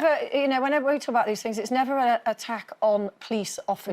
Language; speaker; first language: English; native; English